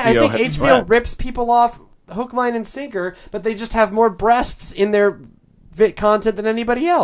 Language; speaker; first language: English; native; English